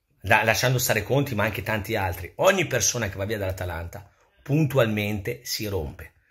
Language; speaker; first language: Italian; native; Italian